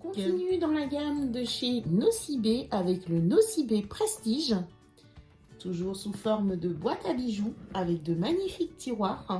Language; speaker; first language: French; native; French